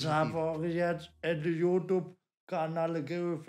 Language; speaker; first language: German; non-native, learner; Polish